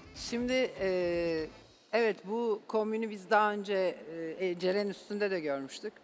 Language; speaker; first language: Turkish; native; Turkish